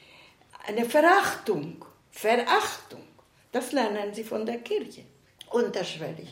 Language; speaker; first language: German; non-native, fluent; Hungarian